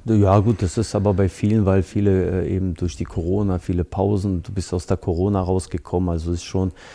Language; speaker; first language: German; early bilingual, other home language; Bosnian